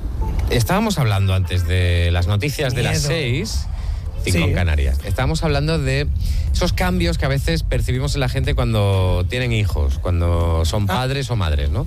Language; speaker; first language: Spanish; native; Spanish